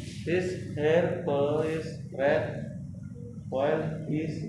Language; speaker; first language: English; non-native, learner; Indonesian